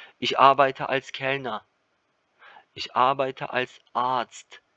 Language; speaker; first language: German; non-native, fluent; Turkish